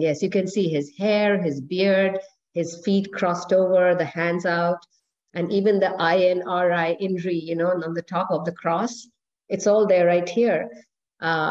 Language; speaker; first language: English; non-native, local second language; Hindi